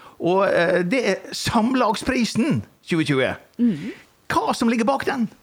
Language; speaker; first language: Norwegian; native; Norwegian